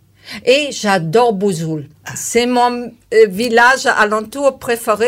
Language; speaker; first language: French; non-native, learner; German